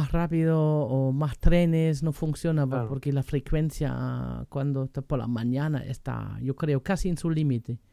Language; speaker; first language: Spanish; non-native, fluent; German